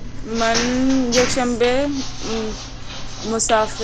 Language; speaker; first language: Persian; non-native, learner; Urdu